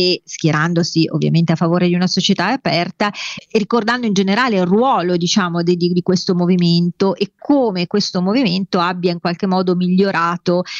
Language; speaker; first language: Italian; native; Italian